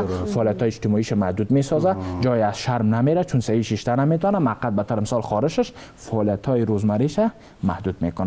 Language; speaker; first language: Persian; native; Persian